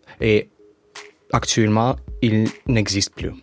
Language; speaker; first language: French; non-native, fluent; Russian